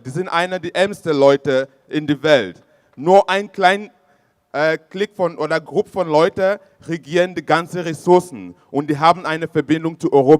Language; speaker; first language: German; non-native, fluent; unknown